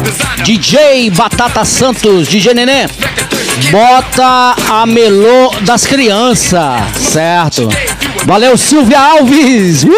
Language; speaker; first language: Portuguese; native; Portuguese